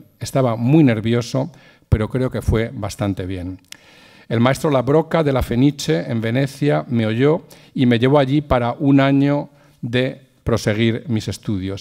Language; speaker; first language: Spanish; native; Spanish